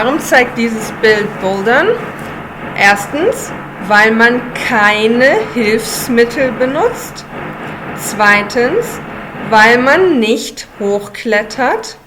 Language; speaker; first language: German; non-native, fluent; English